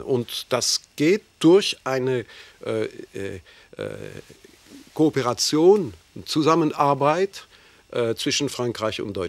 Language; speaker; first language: German; non-native, fluent; French